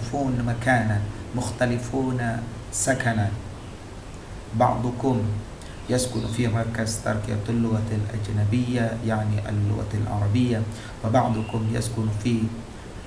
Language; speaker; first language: Arabic; non-native, fluent; Indonesian